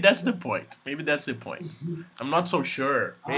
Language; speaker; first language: English; non-native, fluent; Portuguese